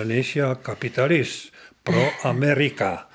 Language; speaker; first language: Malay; non-native, learner; Czech